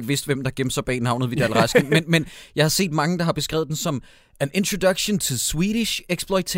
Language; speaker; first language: Danish; native; Danish